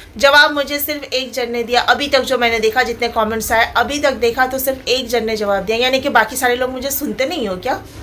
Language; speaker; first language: Hindi; non-native, local second language; Bangla